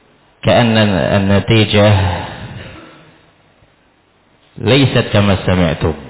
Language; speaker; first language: Arabic; non-native, fluent; Indonesian